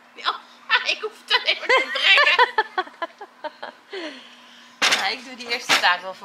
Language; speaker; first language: Dutch; native; Dutch